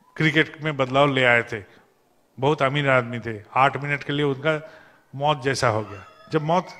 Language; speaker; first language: Hindi; non-native, local second language; Bangla